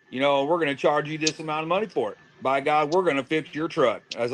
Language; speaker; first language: English; native; English